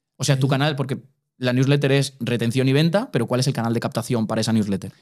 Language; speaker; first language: Spanish; native; Spanish